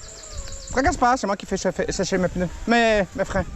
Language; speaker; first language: French; native; French